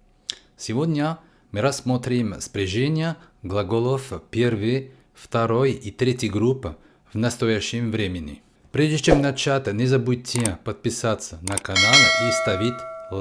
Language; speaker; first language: Russian; non-native, learner; French